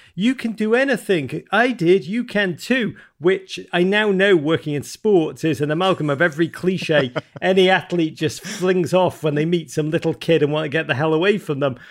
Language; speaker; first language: English; native; English